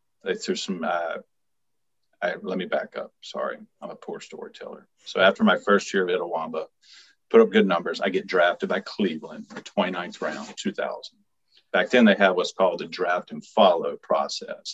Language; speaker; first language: English; native; English